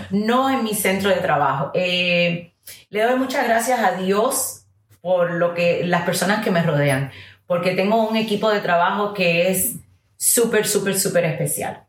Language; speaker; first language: Spanish; early bilingual, heritage; English